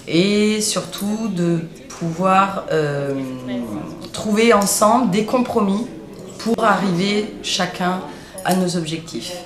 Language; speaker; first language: French; native; French